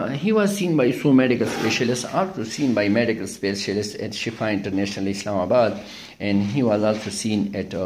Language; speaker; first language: English; non-native, local second language; Pashto